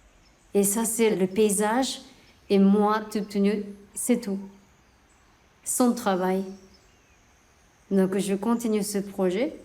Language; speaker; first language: French; non-native, learner; Japanese